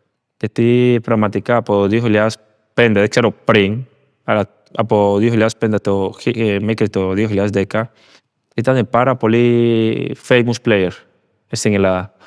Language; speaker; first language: Greek; non-native, learner; Spanish